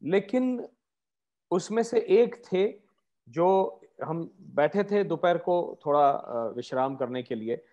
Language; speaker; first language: Hindi; non-native, local second language; Marathi